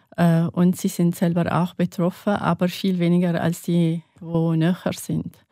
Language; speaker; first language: German; non-native, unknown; Arabic